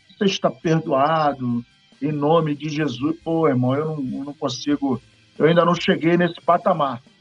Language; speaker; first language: Portuguese; native; Portuguese